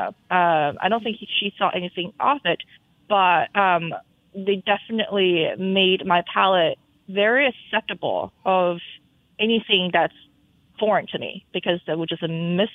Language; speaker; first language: English; non-native, fluent; Chinese